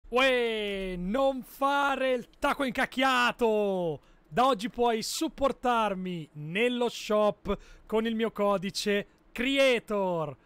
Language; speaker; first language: Italian; native; Italian